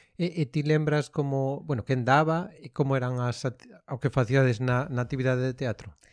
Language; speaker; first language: Galician; non-native, local second language; Spanish